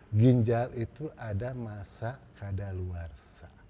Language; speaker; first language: Indonesian; native; Indonesian